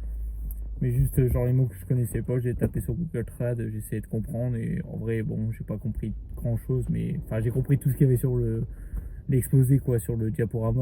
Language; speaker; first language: French; native; French